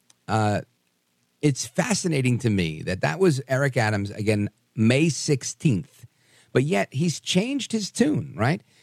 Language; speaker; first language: English; native; English